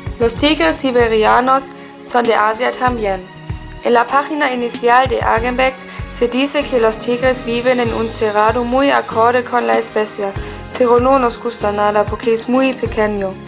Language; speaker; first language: Spanish; non-native, learner; German